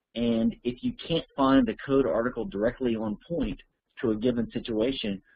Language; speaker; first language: English; native; English